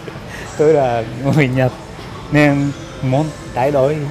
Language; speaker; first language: Vietnamese; non-native, learner; Japanese